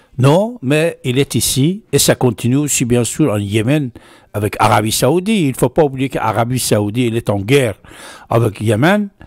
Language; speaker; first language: French; non-native, fluent; Persian